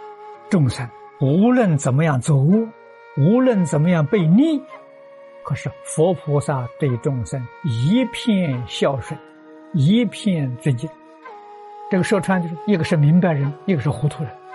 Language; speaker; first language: Chinese; native; Chinese